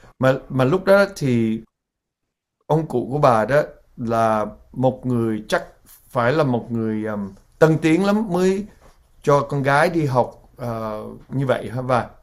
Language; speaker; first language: Vietnamese; early bilingual, heritage; Vietnamese